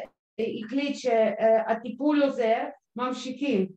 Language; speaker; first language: Hebrew; non-native, fluent; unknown